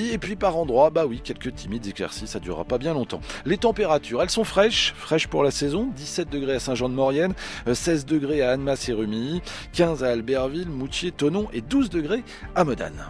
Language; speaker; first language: French; native; French